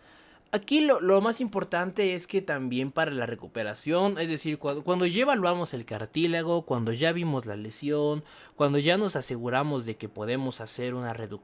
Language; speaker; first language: Spanish; native; Spanish